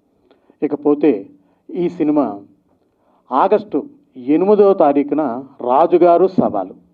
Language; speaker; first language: Telugu; native; Telugu